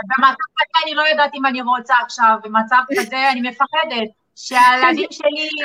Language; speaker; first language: Hebrew; non-native, fluent; Portuguese